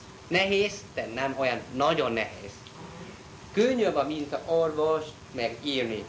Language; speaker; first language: Hungarian; non-native, learner; Chinese